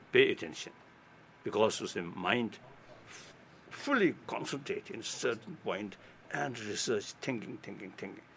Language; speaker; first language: English; non-native, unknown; Tibetan